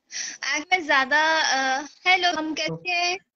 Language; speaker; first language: Hindi; native; Hindi